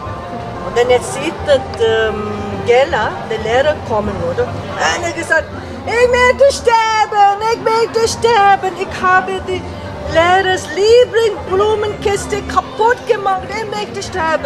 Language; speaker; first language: German; non-native, learner; Tibetan